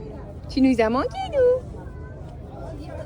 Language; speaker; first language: French; native; French